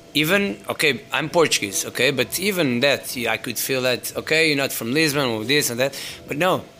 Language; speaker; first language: English; non-native, fluent; Portuguese